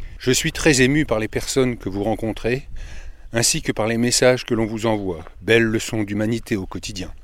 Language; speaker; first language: French; native; French